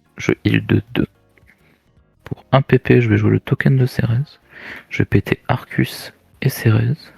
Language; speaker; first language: French; native; French